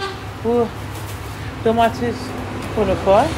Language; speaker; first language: Turkish; non-native, learner; Persian